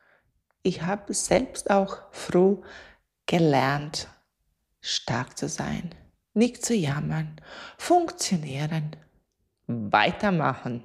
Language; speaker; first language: German; non-native, fluent; Latvian